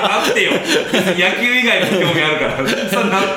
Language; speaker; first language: Japanese; native; Japanese